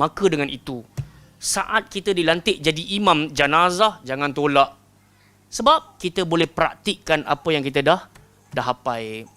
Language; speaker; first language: Malay; native; Malay